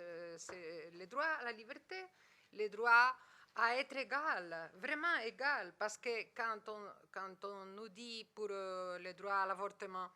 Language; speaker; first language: French; non-native, fluent; Spanish